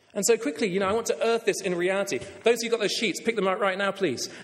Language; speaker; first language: English; native; English